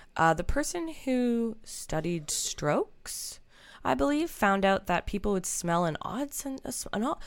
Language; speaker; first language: English; native; English